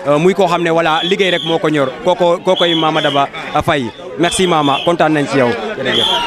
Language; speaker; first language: Wolof; non-native, local second language; Serer